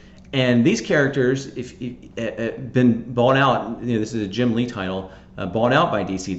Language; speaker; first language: English; native; English